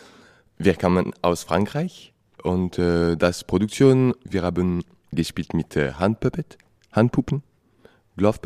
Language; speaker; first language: German; non-native, learner; French